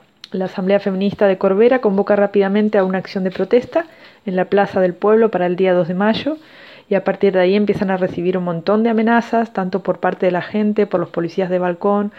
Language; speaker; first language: Spanish; native; Spanish